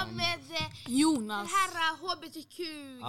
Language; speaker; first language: Swedish; early bilingual, other home language; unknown